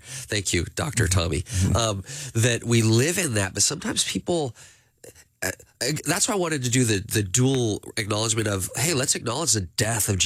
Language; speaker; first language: English; native; English